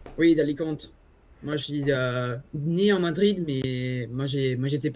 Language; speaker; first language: French; non-native, learner; Spanish